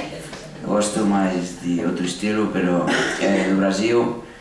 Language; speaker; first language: Portuguese; early bilingual, heritage; Portuguese